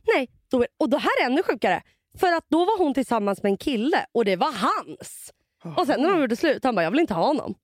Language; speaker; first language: Swedish; early bilingual, other home language; Russian